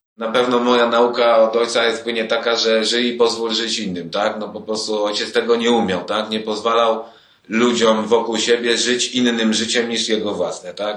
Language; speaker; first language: Polish; early bilingual, heritage; Polish